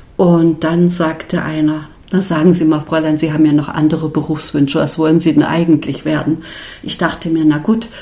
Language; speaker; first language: German; non-native, local second language; Upper Sorbian